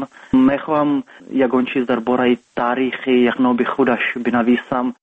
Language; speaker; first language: Persian; non-native, learner; Czech